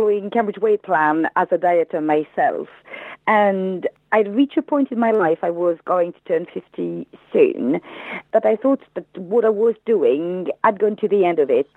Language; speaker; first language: English; non-native, fluent; French